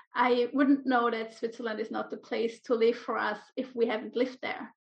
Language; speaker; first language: English; non-native, fluent; German